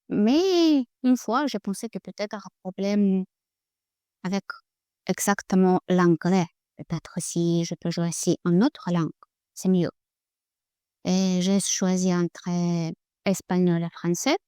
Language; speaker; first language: French; non-native, learner; Russian